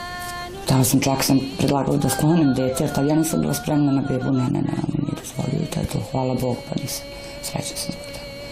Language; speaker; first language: Bosnian; native; Bosnian